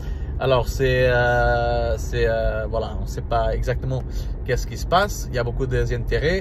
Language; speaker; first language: French; non-native, learner; Portuguese